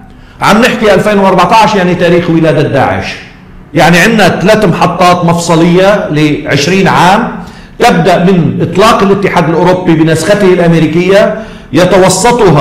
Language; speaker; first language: Arabic; native; Arabic